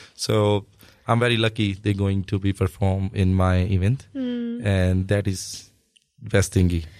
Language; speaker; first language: English; non-native, local second language; Punjabi